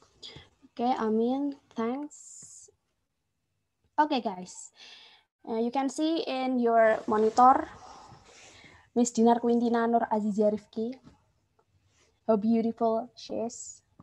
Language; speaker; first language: English; non-native, fluent; Indonesian